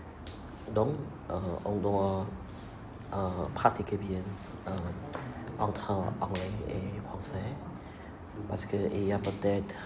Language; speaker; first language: French; non-native, learner; Vietnamese